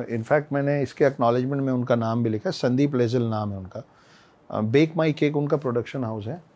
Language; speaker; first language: Hindi; native; Hindi